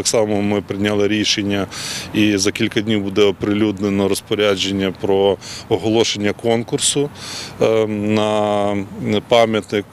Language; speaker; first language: Ukrainian; native; Ukrainian